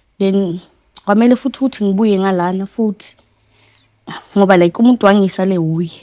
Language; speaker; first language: Zulu; native; Zulu